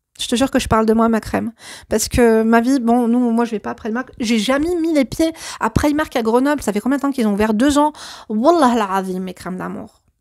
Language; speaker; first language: French; native; French